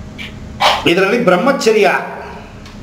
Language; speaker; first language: Kannada; native; Kannada